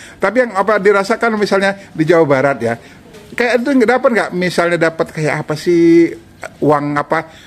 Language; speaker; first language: Indonesian; native; Indonesian